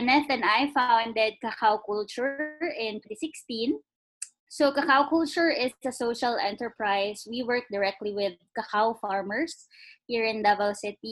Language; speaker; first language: English; non-native, local second language; Filipino